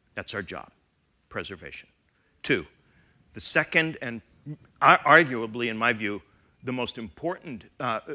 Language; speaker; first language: English; native; English